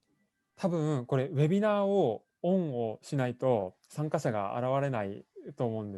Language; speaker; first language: Japanese; native; Japanese